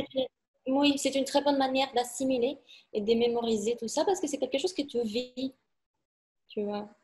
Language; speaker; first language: French; non-native, fluent; Spanish